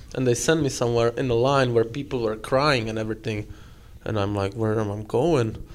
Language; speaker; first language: English; non-native, fluent; Czech